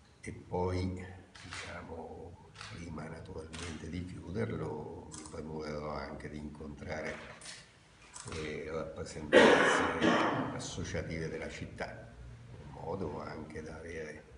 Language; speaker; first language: Italian; native; Italian